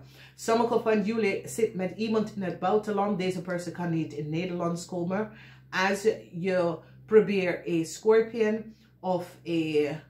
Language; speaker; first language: Dutch; non-native, learner; English